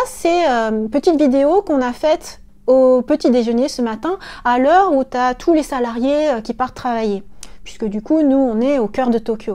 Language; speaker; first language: French; native; French